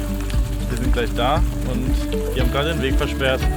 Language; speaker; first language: German; native; German